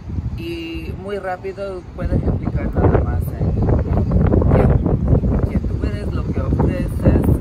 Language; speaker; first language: Spanish; early bilingual, heritage; English